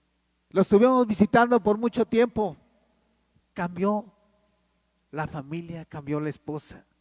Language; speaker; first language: Spanish; native; Spanish